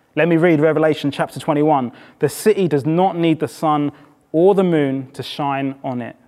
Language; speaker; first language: English; native; English